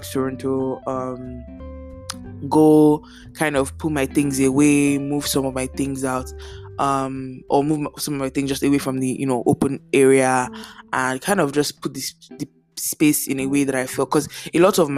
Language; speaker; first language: English; non-native, local second language; Yoruba